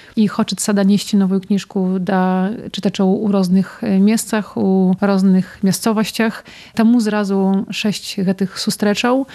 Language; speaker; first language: Belarusian; native; Belarusian